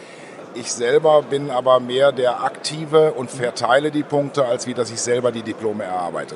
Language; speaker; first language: German; native; German